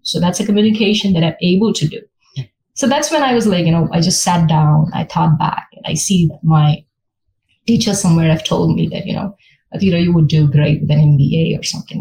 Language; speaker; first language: English; non-native, local second language; Malayalam